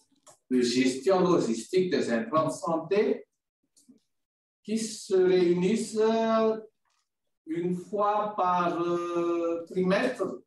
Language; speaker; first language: French; non-native, local second language; Malagasy